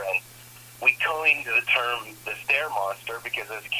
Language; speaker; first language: English; native; English